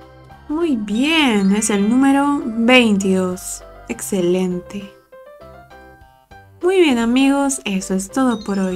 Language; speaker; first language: Spanish; native; Spanish